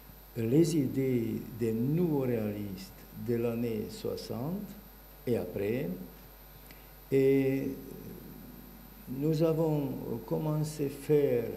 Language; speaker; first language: French; non-native, learner; Bulgarian